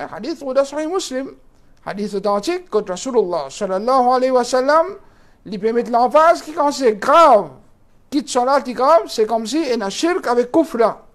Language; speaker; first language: French; non-native, local second language; Morisyen